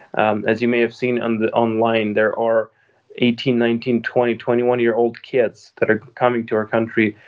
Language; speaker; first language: English; non-native, fluent; Ukrainian